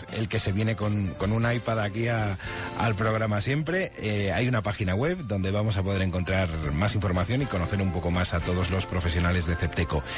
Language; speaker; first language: Spanish; native; Spanish